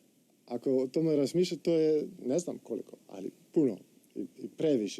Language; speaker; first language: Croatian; non-native, fluent; Dutch